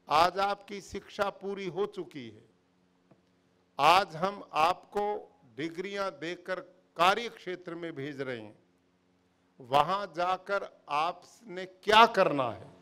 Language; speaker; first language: Hindi; native; Hindi